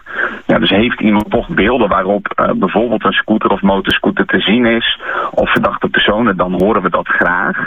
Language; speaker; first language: Dutch; native; Dutch